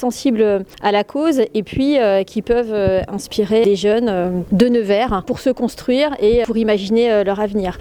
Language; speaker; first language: French; native; French